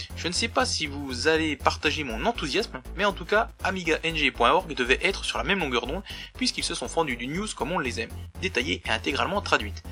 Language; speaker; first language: French; native; French